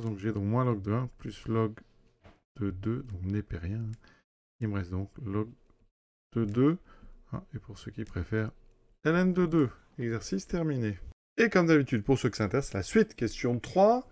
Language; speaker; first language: French; native; French